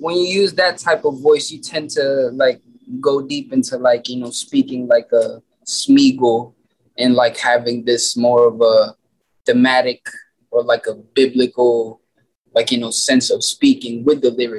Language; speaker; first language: English; non-native, local second language; Filipino